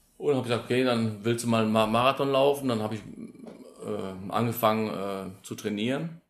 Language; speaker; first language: German; early bilingual, other home language; Polish